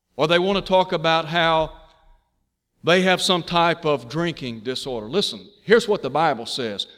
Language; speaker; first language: English; native; English